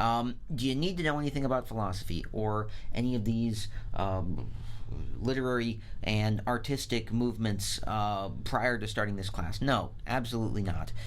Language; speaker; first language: English; native; English